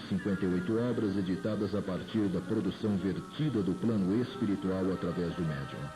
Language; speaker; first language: Portuguese; native; Portuguese